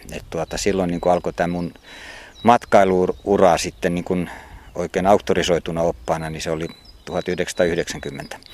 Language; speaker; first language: Finnish; native; Finnish